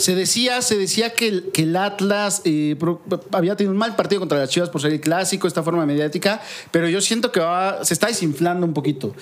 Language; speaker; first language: Spanish; native; Spanish